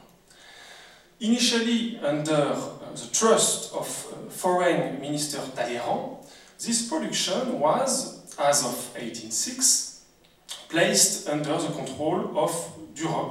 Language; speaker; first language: English; non-native, fluent; French